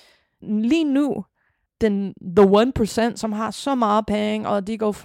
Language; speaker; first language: Danish; non-native, fluent; English